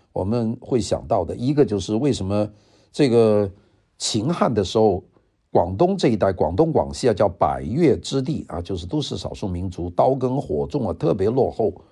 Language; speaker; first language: Chinese; non-native, local second language; Cantonese